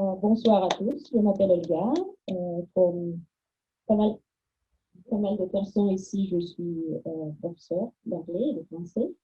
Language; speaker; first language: French; non-native, fluent; Russian